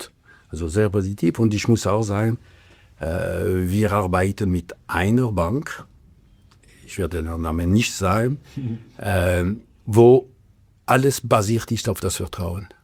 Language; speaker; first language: German; non-native, local second language; French